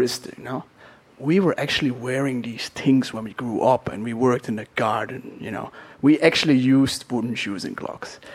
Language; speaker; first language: English; non-native, fluent; Dutch